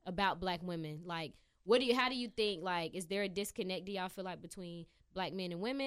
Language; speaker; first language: English; native; English